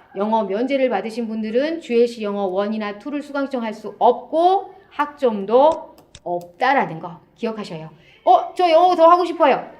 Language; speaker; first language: Korean; native; Korean